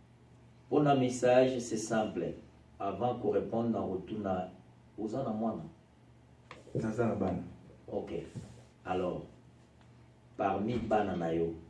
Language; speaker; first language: French; non-native, local second language; Lingala